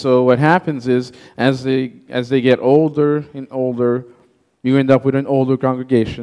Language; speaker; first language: English; non-native, fluent; Haitian Creole